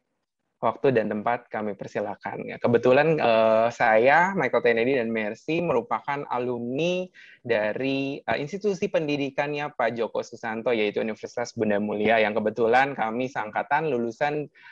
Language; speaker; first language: Indonesian; native; Indonesian